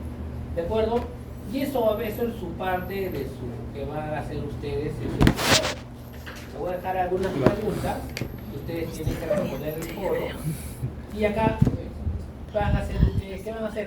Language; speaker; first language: Spanish; native; Spanish